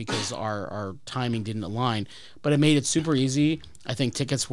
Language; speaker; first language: English; native; English